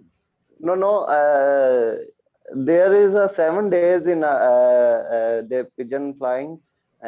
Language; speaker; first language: English; non-native, learner; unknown